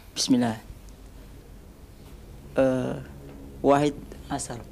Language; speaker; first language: Arabic; non-native, learner; Indonesian